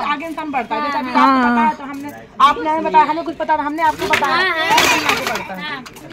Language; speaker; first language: Hindi; non-native, local second language; Gujarati